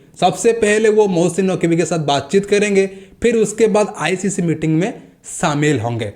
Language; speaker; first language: Hindi; native; Hindi